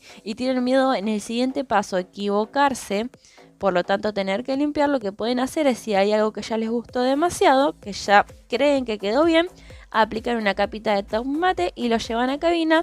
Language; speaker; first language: Spanish; native; Spanish